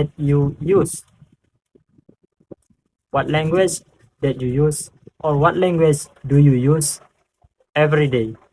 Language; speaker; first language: English; non-native, fluent; Indonesian